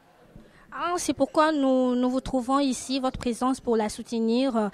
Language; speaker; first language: French; non-native, local second language; Lingala